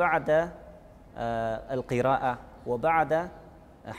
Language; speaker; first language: Arabic; non-native, learner; Chinese